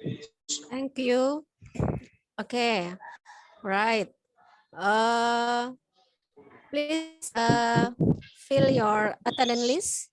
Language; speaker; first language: English; non-native, learner; Indonesian